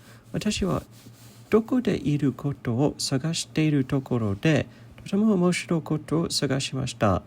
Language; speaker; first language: Japanese; non-native, learner; English